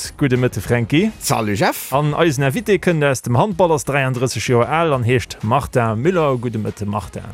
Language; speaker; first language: Luxembourgish; native; Luxembourgish